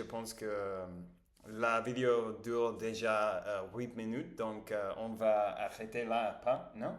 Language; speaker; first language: French; non-native, learner; English